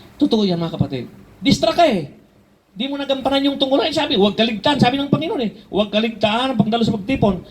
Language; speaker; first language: Filipino; native; Filipino